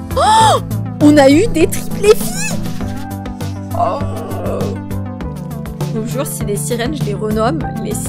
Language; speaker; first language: French; native; French